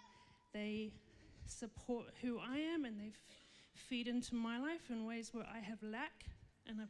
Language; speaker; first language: English; native; English